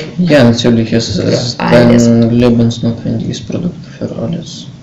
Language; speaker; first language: German; non-native, learner; Russian